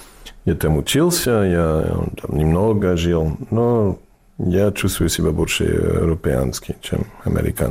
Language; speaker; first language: Russian; non-native, learner; English